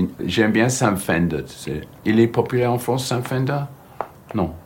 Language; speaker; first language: French; non-native, learner; English